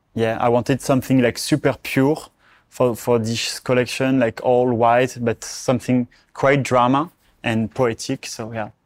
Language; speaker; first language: English; non-native, learner; French